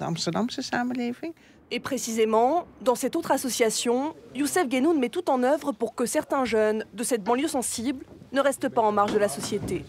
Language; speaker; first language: French; native; French